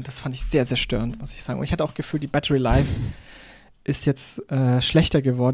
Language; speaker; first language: German; native; German